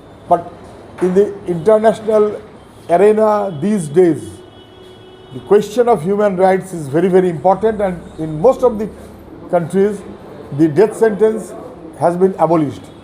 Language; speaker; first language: English; non-native, local second language; Bangla